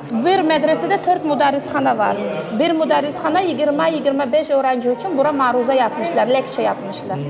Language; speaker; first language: Turkish; non-native, learner; Uzbek